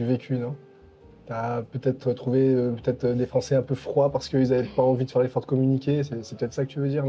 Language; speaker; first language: French; native; French